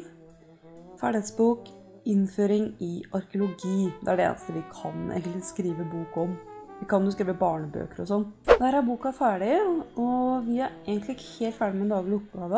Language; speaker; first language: Norwegian; native; Norwegian